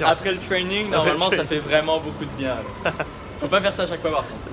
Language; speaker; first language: French; native; French